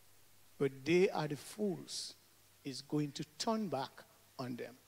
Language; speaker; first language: English; native; English